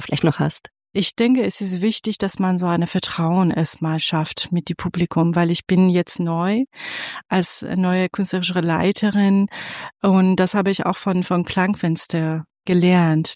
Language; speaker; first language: German; non-native, fluent; Persian